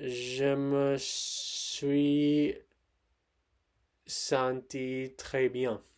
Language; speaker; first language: French; non-native, learner; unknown